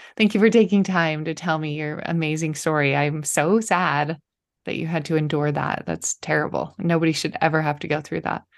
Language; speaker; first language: English; native; English